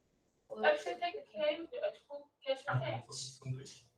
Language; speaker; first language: Portuguese; non-native, local second language; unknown